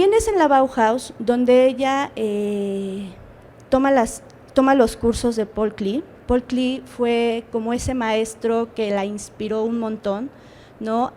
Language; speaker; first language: Spanish; native; Spanish